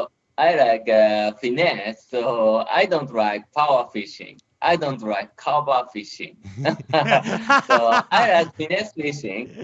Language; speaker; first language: English; non-native, learner; Japanese